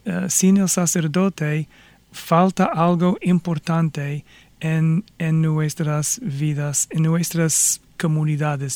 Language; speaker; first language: Spanish; non-native, fluent; English